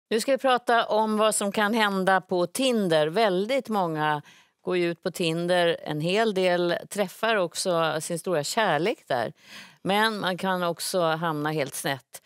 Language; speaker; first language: Swedish; native; Swedish